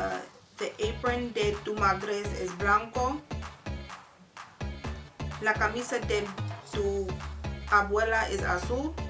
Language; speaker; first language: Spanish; non-native, learner; English